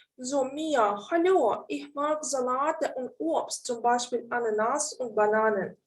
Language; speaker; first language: German; non-native, fluent; Ukrainian